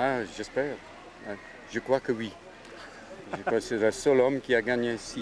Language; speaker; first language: French; non-native, fluent; English